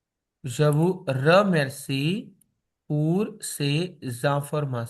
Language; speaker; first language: French; non-native, fluent; Hindi